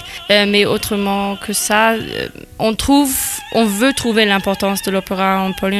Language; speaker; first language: French; non-native, fluent; German